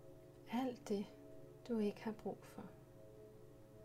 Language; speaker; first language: Danish; native; Danish